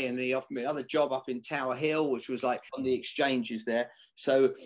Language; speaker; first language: English; native; English